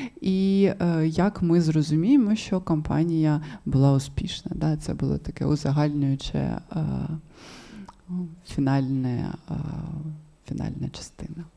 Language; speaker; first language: Ukrainian; non-native, local second language; Russian